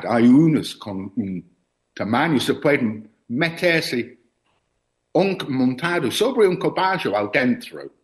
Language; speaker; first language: Spanish; non-native, learner; English